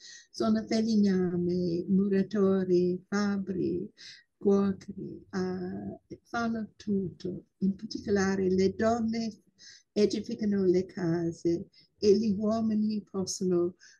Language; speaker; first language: Italian; non-native, fluent; English